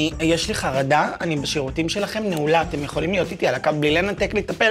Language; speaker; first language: Hebrew; native; Hebrew